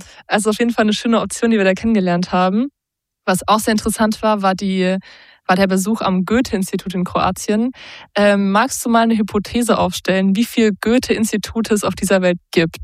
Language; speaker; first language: German; native; German